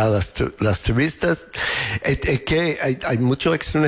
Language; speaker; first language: Spanish; non-native, learner; English